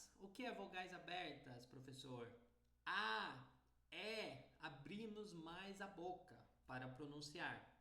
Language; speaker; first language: Portuguese; native; Portuguese